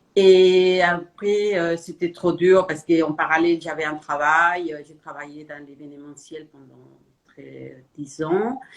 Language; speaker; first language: French; non-native, fluent; Spanish